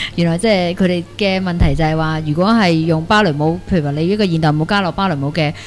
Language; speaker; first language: Cantonese; native; Cantonese